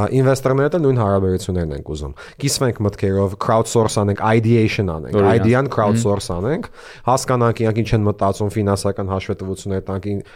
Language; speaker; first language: Armenian; early bilingual, heritage; Armenian